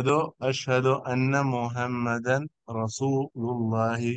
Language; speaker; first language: Arabic; non-native, learner; Urdu